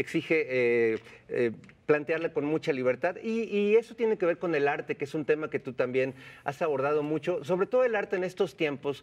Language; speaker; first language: Spanish; native; Spanish